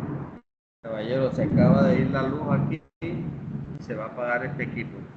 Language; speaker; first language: Spanish; native; Spanish